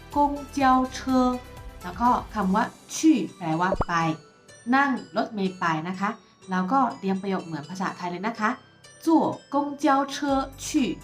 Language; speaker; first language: Thai; non-native, fluent; Chinese